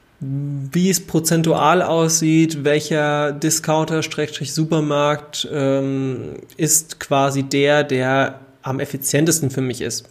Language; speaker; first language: German; native; German